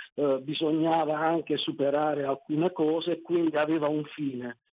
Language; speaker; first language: Italian; native; Italian